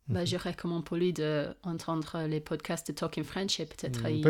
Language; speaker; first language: French; non-native, fluent; English